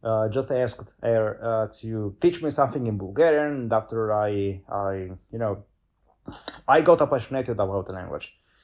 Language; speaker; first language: English; non-native, fluent; Italian